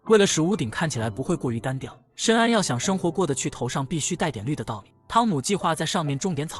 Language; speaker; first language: Chinese; native; Chinese